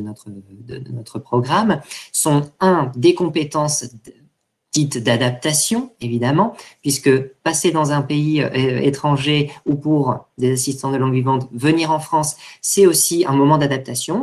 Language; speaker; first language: French; native; French